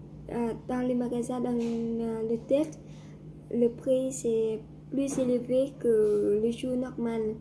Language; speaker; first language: French; non-native, learner; Vietnamese